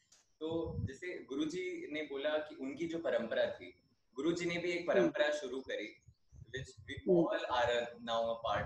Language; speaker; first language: Hindi; native; Hindi